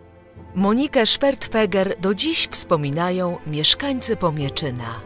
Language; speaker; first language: Polish; native; Polish